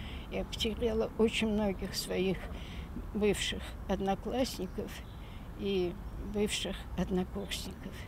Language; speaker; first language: Russian; native; Russian